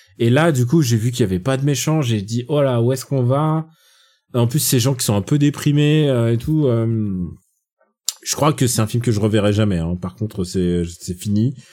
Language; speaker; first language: French; native; French